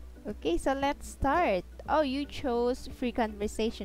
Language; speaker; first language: English; non-native, fluent; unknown